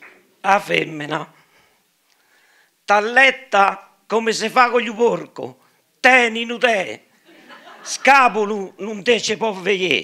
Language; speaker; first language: Italian; native; Italian